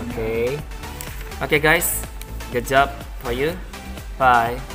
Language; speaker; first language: English; non-native, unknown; Indonesian